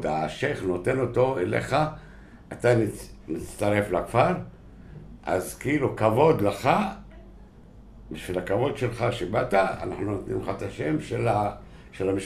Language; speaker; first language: Hebrew; non-native, local second language; Arabic